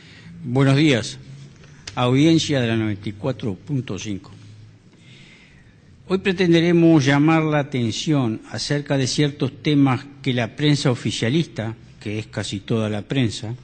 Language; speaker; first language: Spanish; native; Spanish